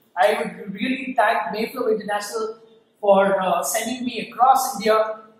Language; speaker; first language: English; non-native, local second language; Kannada